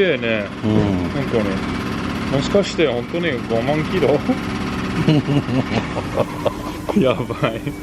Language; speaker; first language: Japanese; non-native, learner; English